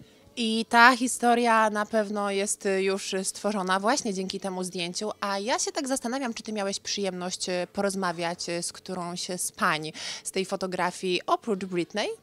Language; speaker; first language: Polish; native; Polish